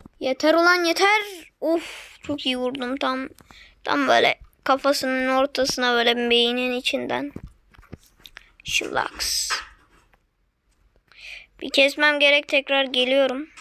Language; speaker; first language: Turkish; native; Turkish